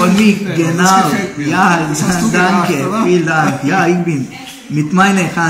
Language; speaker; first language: German; non-native, learner; Croatian